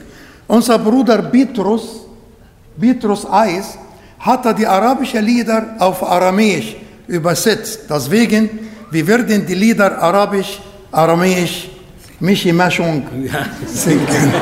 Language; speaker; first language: German; non-native, learner; Arabic